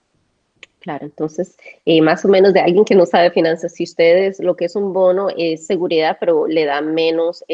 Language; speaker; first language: Spanish; native; Spanish